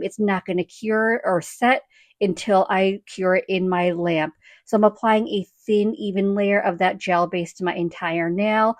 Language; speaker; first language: English; native; English